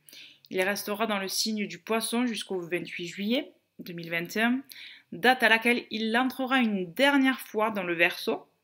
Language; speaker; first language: French; native; French